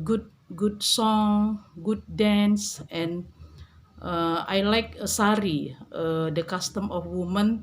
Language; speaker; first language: English; non-native, learner; Indonesian